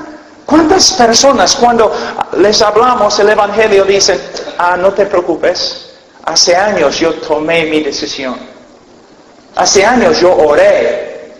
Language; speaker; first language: Spanish; non-native, fluent; English